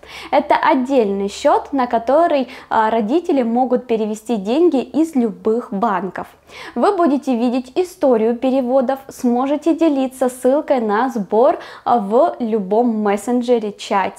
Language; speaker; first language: Russian; native; Russian